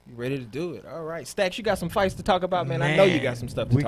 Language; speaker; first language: English; native; English